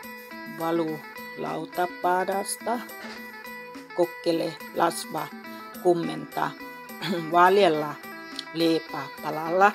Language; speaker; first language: Finnish; non-native, learner; Northeastern Thai